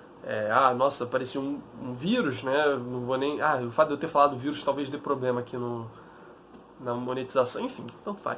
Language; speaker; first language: Portuguese; native; Portuguese